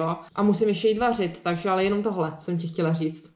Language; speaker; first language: Czech; early bilingual, heritage; Czech